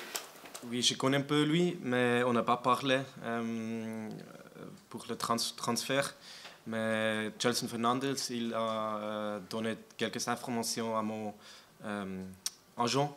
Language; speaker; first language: French; non-native, learner; German